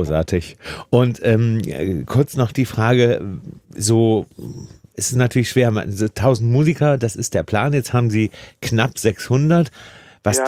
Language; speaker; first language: German; native; German